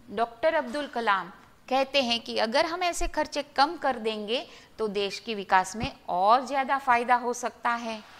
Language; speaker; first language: Hindi; non-native, local second language; Gujarati